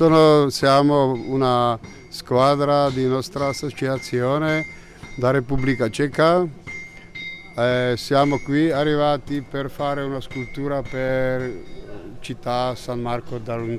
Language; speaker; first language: Italian; non-native, learner; Czech